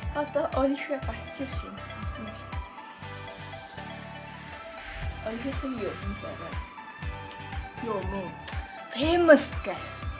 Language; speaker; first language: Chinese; non-native, fluent; Indonesian